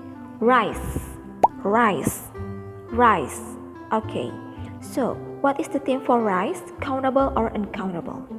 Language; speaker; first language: English; non-native, fluent; Indonesian